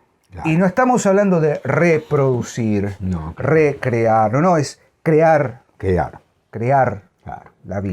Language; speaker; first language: Spanish; native; Spanish